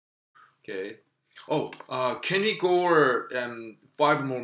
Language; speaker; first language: English; non-native, fluent; Korean